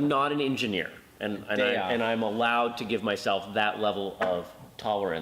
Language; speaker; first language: English; native; English